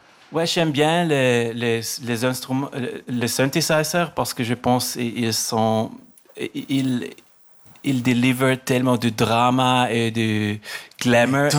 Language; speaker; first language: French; non-native, learner; German